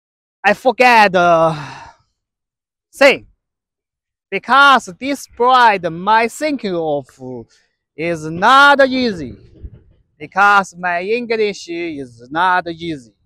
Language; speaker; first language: English; non-native, learner; Chinese